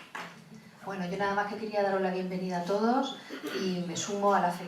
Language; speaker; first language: Spanish; native; Spanish